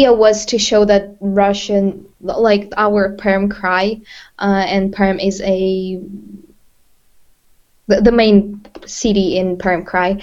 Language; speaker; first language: English; non-native, fluent; Russian